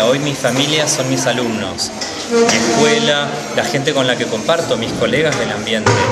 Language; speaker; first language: Spanish; native; Spanish